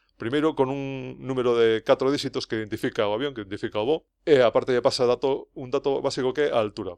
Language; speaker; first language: Galician; non-native, local second language; Spanish